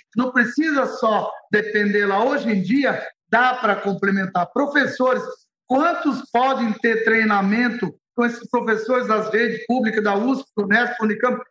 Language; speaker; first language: Portuguese; early bilingual, other home language; Arabic